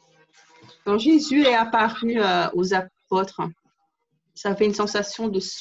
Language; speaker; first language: French; native; French